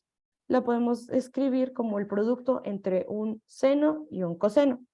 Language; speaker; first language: Spanish; native; Spanish